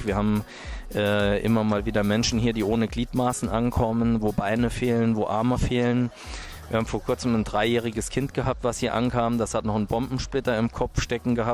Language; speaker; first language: German; native; German